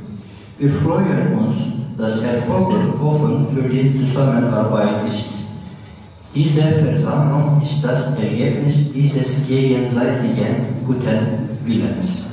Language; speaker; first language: German; non-native, learner; Turkish